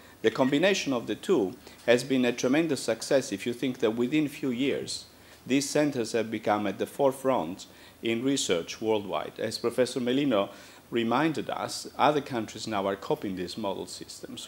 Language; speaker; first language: English; non-native, fluent; Italian